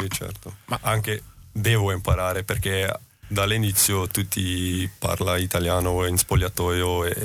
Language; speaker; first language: Italian; non-native, learner; Dutch